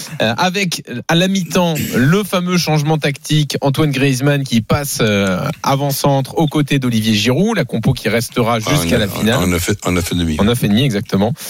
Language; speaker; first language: French; native; French